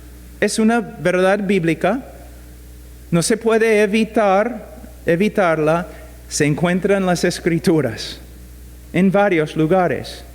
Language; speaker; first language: Spanish; non-native, fluent; English